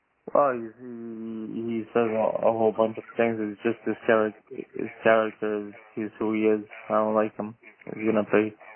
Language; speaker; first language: English; non-native, local second language; French